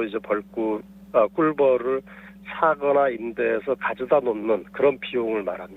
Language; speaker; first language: Korean; native; Korean